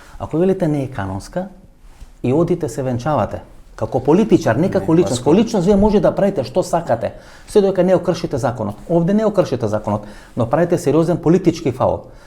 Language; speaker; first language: Macedonian; native; Macedonian